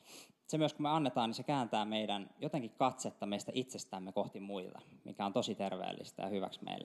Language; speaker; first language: Finnish; native; Finnish